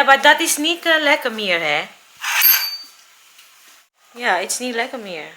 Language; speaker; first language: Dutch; non-native, learner; Cebuano